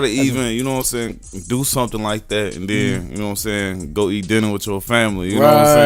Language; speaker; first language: English; native; English